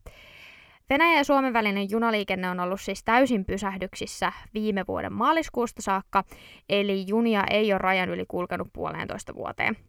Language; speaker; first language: Finnish; native; Finnish